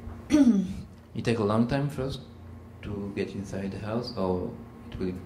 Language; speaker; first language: English; non-native, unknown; French